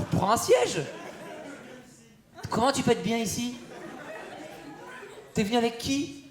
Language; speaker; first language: French; native; French